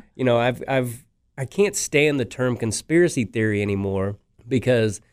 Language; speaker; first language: English; native; English